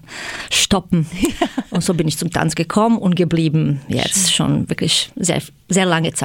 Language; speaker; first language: German; non-native, fluent; Croatian